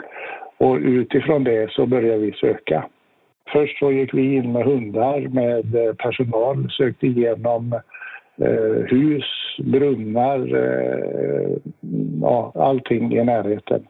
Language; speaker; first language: Swedish; native; Swedish